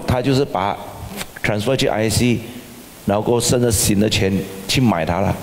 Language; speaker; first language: Chinese; native; Chinese